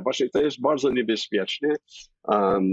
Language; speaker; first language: Polish; non-native, fluent; English